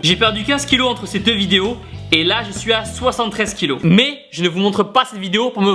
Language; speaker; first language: French; native; French